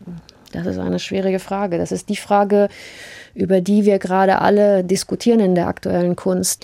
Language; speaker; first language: German; early bilingual, heritage; German